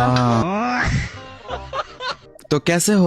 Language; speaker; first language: Hindi; non-native, learner; Bangla